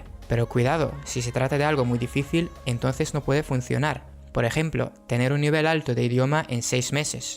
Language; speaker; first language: Spanish; non-native, fluent; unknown